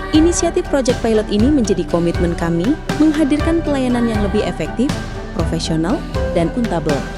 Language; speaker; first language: Indonesian; native; Indonesian